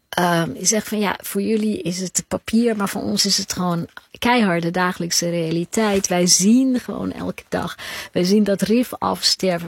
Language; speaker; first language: Dutch; native; Dutch